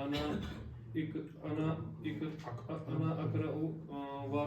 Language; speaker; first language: Arabic; non-native, learner; Urdu